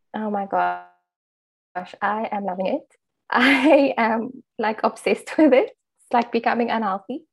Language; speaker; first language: English; native; English